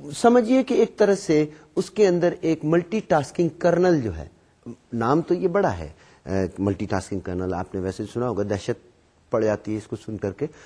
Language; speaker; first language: Urdu; native; Urdu